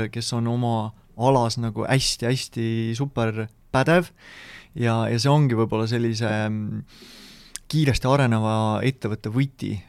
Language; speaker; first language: Estonian; native; Estonian